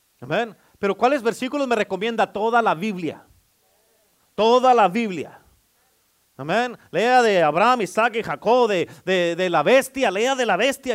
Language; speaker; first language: Spanish; native; Spanish